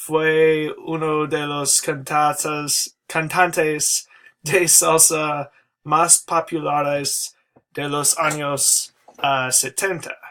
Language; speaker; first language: Spanish; non-native, learner; English